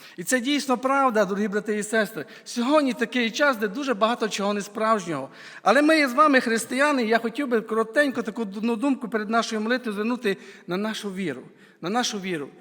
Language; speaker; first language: Ukrainian; native; Ukrainian